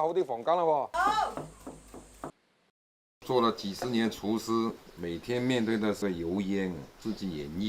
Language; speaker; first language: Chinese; non-native, local second language; Wu Chinese